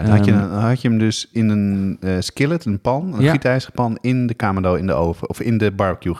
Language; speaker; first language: Dutch; native; Dutch